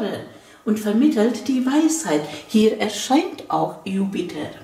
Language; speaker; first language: German; non-native, fluent; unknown